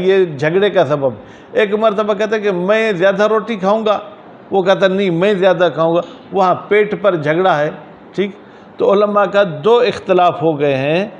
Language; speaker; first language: Urdu; non-native, local second language; Sindhi